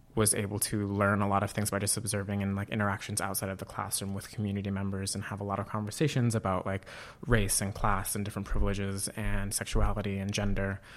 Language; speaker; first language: English; native; English